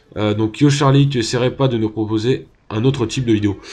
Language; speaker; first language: French; native; French